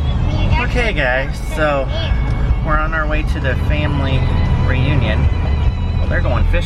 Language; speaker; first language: English; native; English